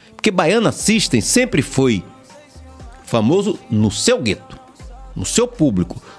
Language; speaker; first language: Portuguese; native; Portuguese